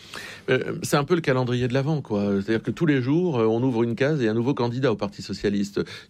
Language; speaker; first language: French; native; French